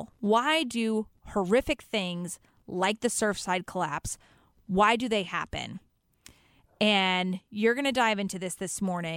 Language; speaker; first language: English; native; English